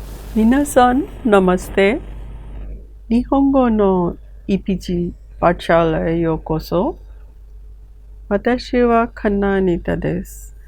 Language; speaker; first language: Japanese; non-native, fluent; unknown